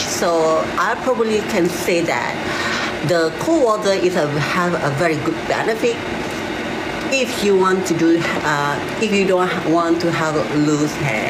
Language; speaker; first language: English; non-native, learner; Malay